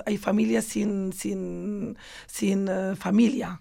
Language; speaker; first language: Spanish; non-native, fluent; Arabic